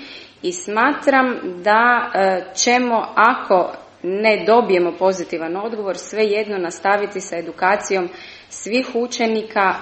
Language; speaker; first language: Croatian; native; Croatian